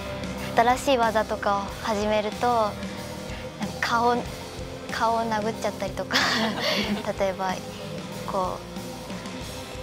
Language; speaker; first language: Japanese; native; Japanese